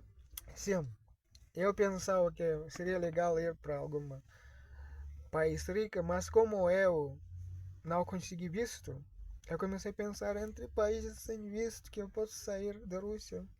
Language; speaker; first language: Portuguese; non-native, fluent; Russian